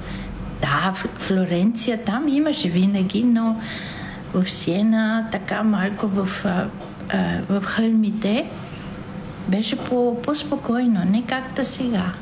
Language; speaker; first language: Bulgarian; non-native, fluent; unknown